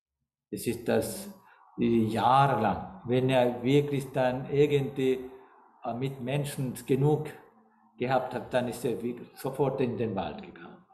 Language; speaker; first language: German; non-native, fluent; Sinhala